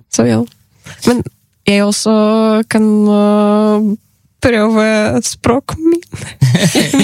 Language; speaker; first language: Norwegian; non-native, learner; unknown